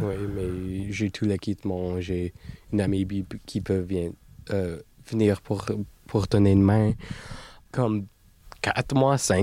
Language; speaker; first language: French; non-native, local second language; English